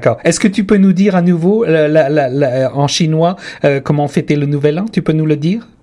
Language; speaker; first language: French; native; French